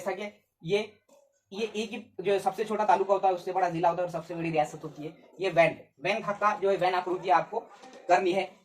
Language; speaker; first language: Hindi; native; Hindi